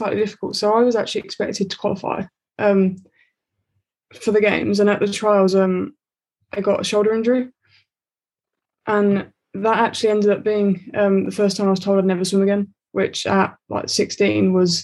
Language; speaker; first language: English; native; English